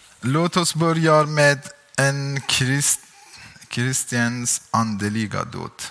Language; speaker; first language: Swedish; non-native, learner; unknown